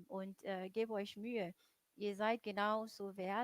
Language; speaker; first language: German; non-native, fluent; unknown